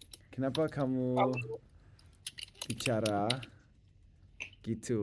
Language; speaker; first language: Indonesian; non-native, learner; English